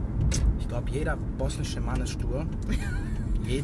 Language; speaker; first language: German; early bilingual, other home language; Bosnian